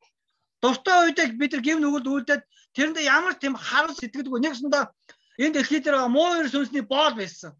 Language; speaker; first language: Mongolian; non-native, fluent; Korean